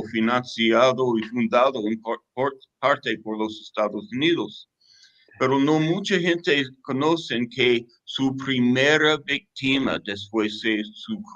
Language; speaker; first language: Spanish; non-native, fluent; English